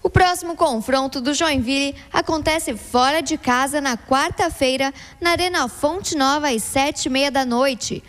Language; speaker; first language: Portuguese; native; Portuguese